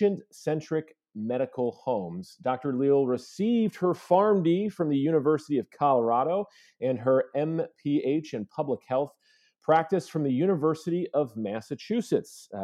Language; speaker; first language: English; native; English